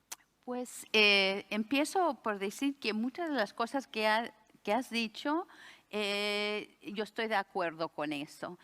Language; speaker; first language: Spanish; early bilingual, heritage; Spanish